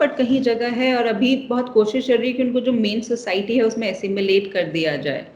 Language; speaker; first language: Hindi; native; Hindi